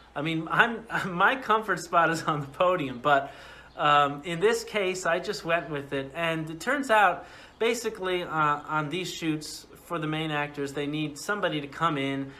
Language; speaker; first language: English; native; English